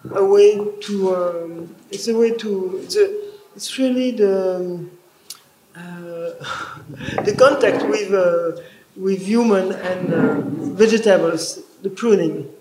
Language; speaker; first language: English; non-native, learner; French